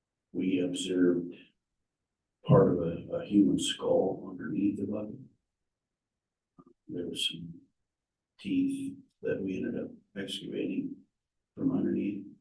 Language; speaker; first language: English; native; English